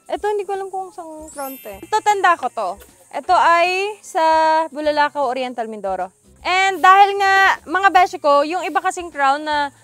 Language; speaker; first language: Filipino; native; Filipino